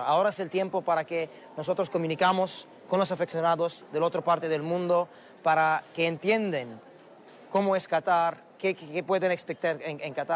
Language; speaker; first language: Spanish; non-native, learner; Arabic